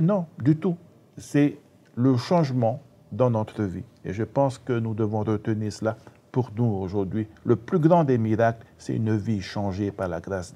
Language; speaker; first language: French; native; French